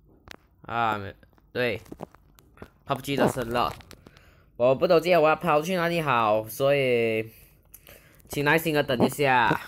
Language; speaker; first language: Chinese; early bilingual, heritage; Chinese